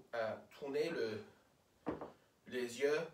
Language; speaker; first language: French; non-native, learner; English